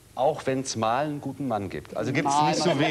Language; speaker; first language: German; native; German